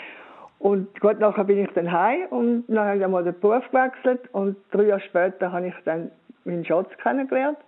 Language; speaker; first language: German; native; German